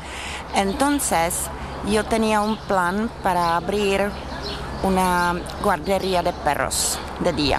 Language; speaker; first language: Spanish; non-native, learner; Czech